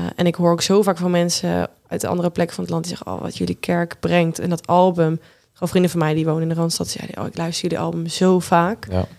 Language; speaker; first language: Dutch; native; Dutch